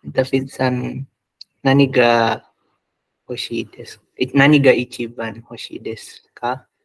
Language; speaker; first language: Japanese; non-native, learner; Indonesian